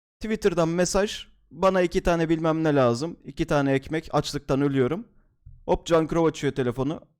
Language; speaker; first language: Turkish; native; Turkish